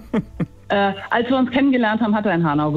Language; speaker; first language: German; native; German